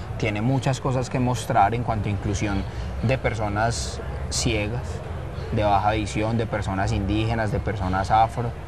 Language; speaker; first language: Spanish; non-native, local second language; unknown